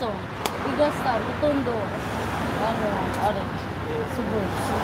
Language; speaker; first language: Japanese; non-native, learner; Filipino